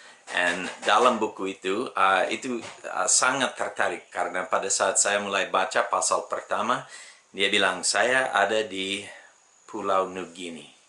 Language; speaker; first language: Indonesian; non-native, fluent; English